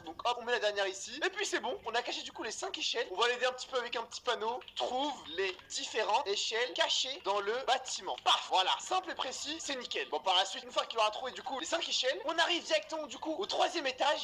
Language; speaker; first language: French; native; French